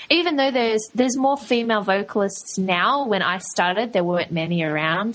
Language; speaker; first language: English; native; English